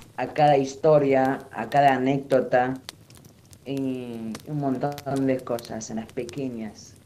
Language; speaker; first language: Spanish; non-native, fluent; Armenian